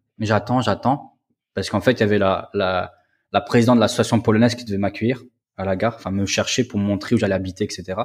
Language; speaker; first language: French; native; French